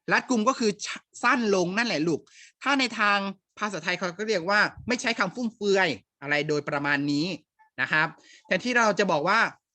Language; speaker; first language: Thai; native; Thai